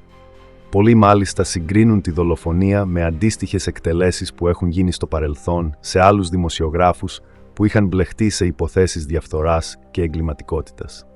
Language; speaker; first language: Greek; native; Greek